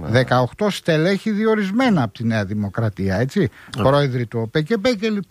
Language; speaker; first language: Greek; native; Greek